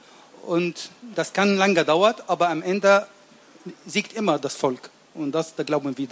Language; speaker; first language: German; non-native, learner; Arabic